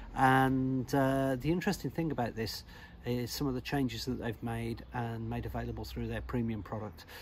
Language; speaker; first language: English; native; English